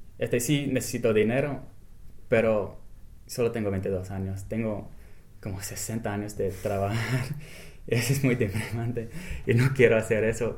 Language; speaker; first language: Spanish; non-native, fluent; English